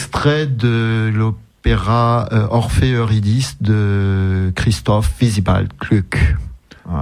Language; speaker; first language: French; native; French